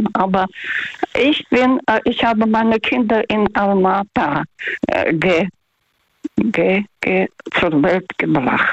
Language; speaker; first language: German; non-native, fluent; Russian